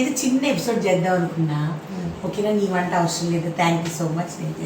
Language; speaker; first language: Telugu; native; Telugu